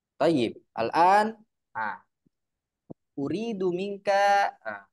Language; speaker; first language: Arabic; non-native, fluent; Indonesian